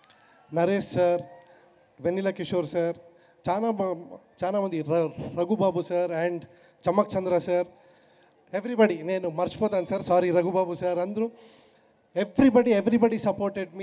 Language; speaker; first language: Telugu; non-native, fluent; Kannada